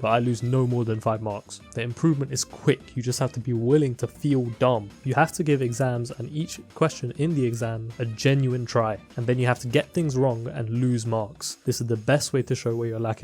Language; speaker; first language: English; native; English